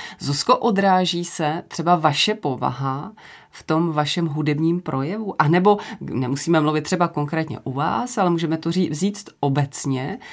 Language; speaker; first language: Czech; native; Czech